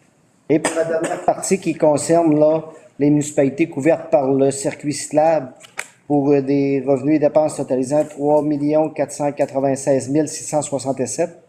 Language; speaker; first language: French; native; French